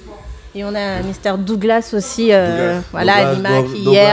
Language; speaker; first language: French; native; French